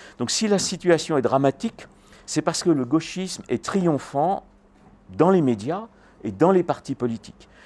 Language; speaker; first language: French; native; French